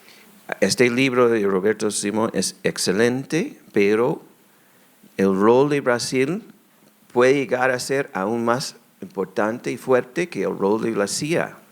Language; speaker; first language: Spanish; non-native, fluent; English